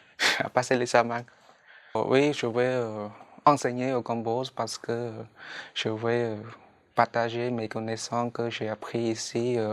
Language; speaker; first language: French; non-native, fluent; Khmer